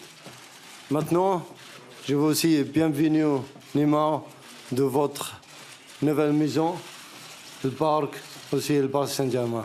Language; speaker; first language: French; non-native, learner; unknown